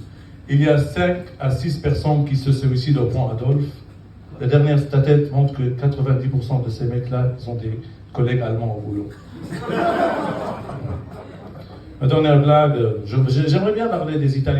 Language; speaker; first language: French; non-native, fluent; Arabic